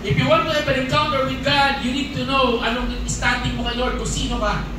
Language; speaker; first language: English; non-native, local second language; Filipino